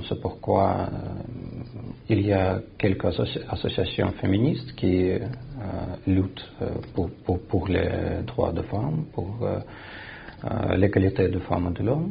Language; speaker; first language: French; non-native, fluent; Russian